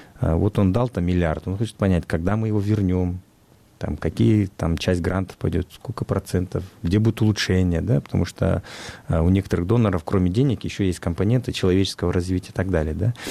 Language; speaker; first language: Russian; non-native, local second language; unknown